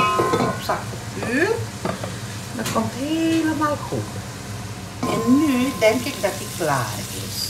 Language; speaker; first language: Dutch; non-native, local second language; Caribbean Hindustani